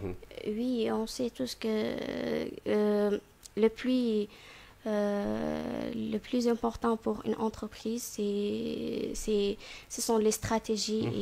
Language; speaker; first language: French; non-native, fluent; Arabic